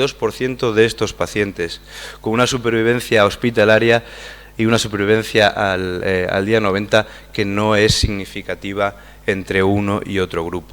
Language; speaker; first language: Spanish; native; Spanish